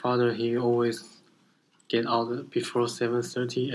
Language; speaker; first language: English; non-native, learner; Chinese